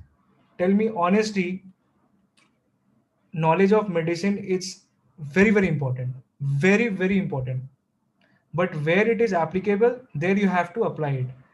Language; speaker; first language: English; non-native, local second language; Hindi